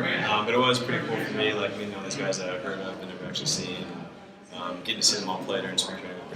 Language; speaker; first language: English; native; English